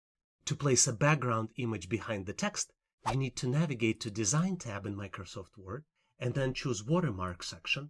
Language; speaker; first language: English; non-native, fluent; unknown